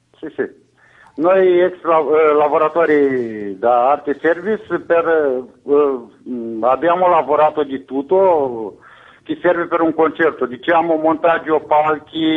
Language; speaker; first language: Italian; non-native, fluent; Romanian